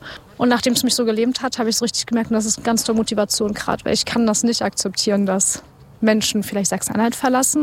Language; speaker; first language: German; native; German